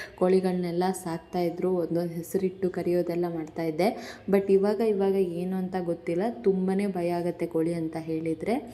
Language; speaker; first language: Kannada; non-native, local second language; Tulu